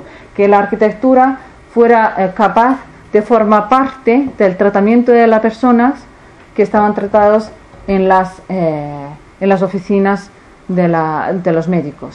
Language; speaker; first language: Spanish; non-native, fluent; Icelandic